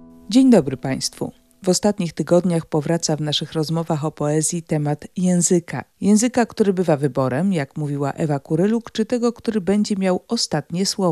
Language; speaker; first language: Polish; non-native, fluent; German